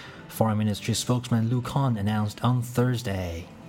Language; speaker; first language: English; non-native, fluent; Chinese